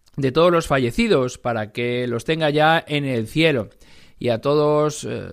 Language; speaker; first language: Spanish; native; Spanish